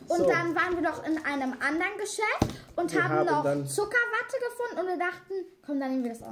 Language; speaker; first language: German; native; German